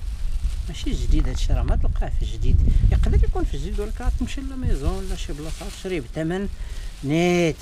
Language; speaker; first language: Arabic; native; Arabic